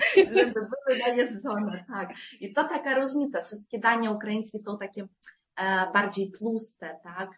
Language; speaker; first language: Polish; non-native, fluent; Ukrainian